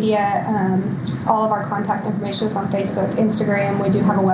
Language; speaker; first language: English; native; English